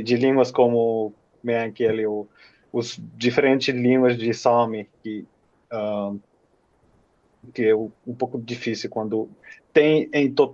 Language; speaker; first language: Portuguese; non-native, fluent; Finnish